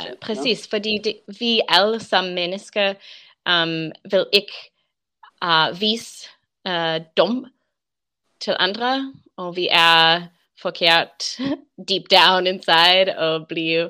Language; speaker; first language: Danish; non-native, learner; English